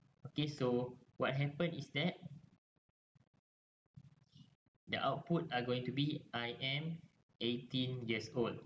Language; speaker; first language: English; non-native, local second language; Malay